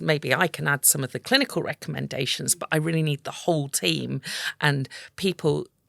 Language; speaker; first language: English; native; English